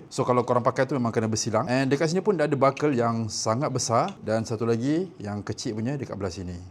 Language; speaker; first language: Malay; native; Malay